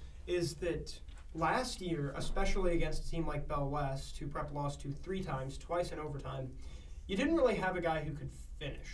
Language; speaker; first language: English; native; English